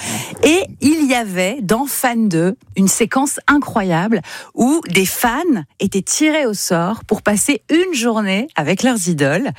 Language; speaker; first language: French; native; French